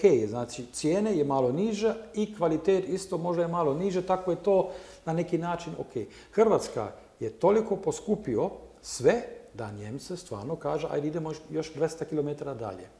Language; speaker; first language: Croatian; non-native, learner; German